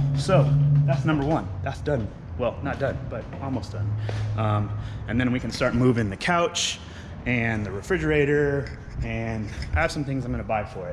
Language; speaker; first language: English; native; English